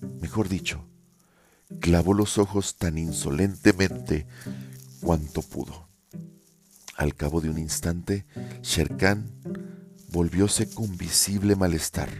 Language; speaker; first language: Spanish; native; Spanish